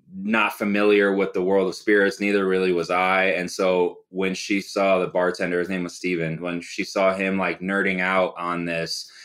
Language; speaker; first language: English; native; English